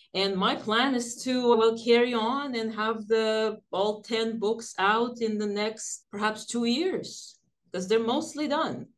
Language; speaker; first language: English; early bilingual, other home language; Ukrainian